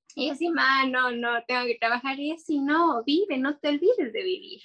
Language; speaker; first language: Spanish; native; Spanish